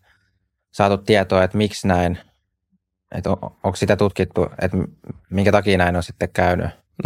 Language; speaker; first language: Finnish; native; Finnish